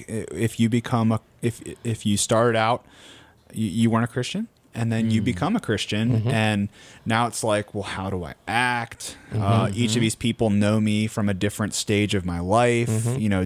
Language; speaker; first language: English; native; English